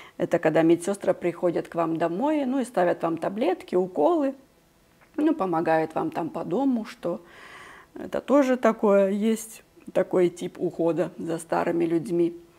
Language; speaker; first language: Russian; native; Russian